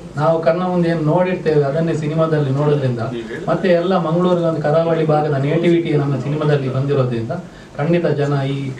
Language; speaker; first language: Kannada; non-native, local second language; Tulu